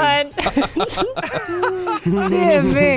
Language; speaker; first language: English; native; English